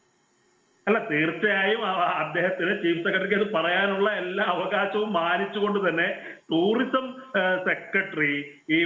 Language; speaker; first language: Malayalam; native; Malayalam